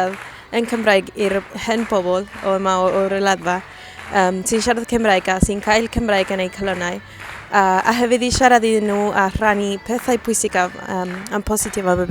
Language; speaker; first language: Welsh; non-native, fluent; Spanish